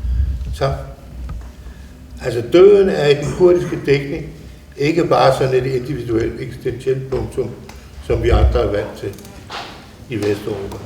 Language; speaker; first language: Danish; native; Danish